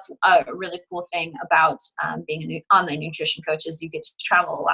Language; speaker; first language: English; native; English